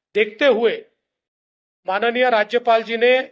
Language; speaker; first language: Hindi; non-native, local second language; Marathi